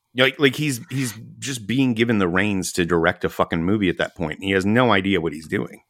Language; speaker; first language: English; native; English